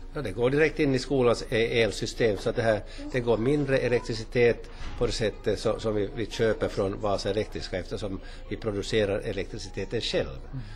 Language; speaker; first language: Swedish; native; Swedish